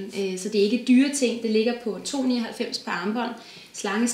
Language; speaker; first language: Danish; native; Danish